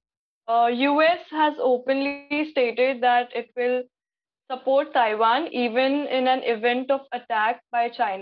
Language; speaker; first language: English; non-native, local second language; Hindi